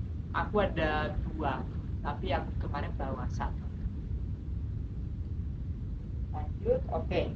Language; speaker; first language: Indonesian; non-native, fluent; Spanish